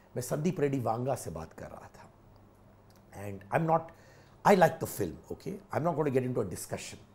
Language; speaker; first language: Hindi; native; Hindi